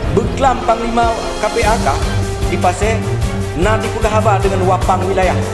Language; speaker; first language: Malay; non-native, local second language; Achinese